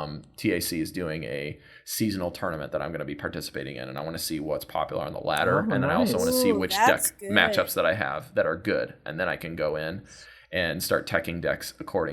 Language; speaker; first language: English; native; English